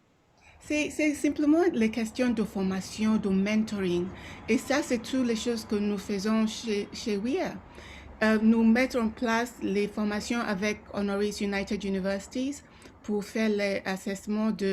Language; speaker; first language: French; non-native, local second language; Yoruba